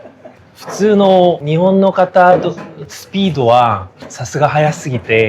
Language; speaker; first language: Japanese; non-native, fluent; Korean